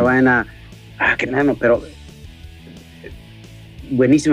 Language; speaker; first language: Spanish; early bilingual, heritage; Spanish